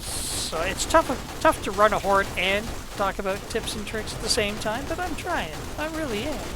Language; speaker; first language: English; native; English